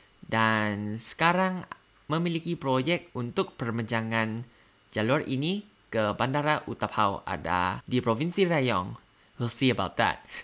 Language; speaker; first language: Indonesian; non-native, learner; Thai